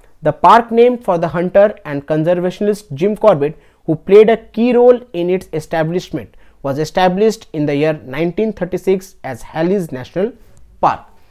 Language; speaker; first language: English; non-native, local second language; Bangla